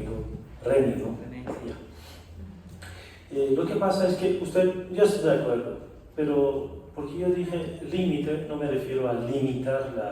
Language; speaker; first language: Spanish; non-native, fluent; Persian